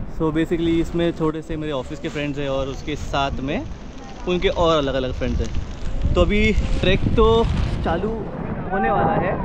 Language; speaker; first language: Hindi; non-native, local second language; Marathi